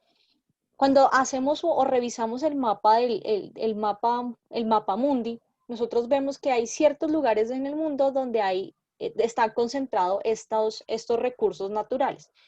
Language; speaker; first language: Spanish; native; Spanish